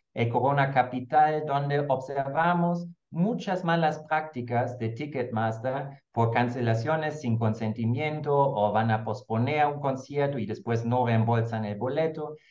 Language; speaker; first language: Spanish; non-native, fluent; German